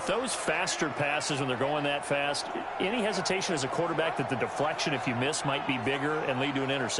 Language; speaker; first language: English; native; English